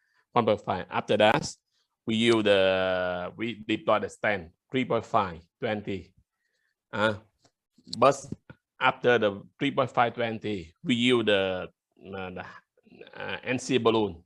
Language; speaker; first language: English; non-native, learner; Vietnamese